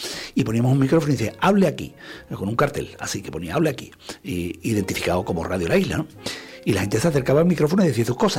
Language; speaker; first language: Spanish; native; Spanish